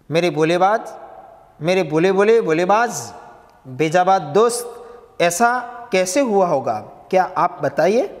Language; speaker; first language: Hindi; non-native, local second language; Gujarati